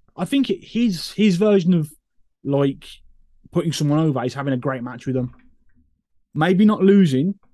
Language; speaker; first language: English; native; English